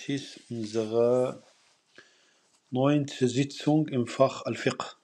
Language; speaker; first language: German; non-native, fluent; Arabic